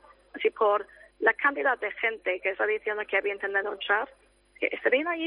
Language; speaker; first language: Spanish; non-native, fluent; English